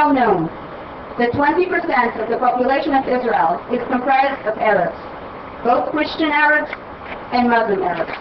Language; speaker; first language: English; non-native, fluent; Hebrew